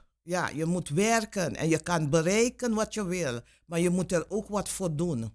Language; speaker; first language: Dutch; non-native, local second language; Papiamento